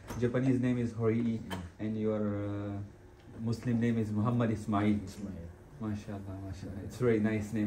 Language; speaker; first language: English; non-native, learner; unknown